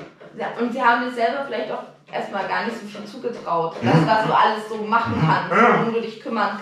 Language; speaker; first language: German; native; German